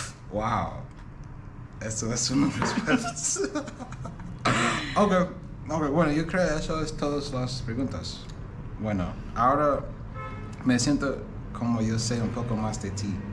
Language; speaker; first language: Spanish; non-native, learner; English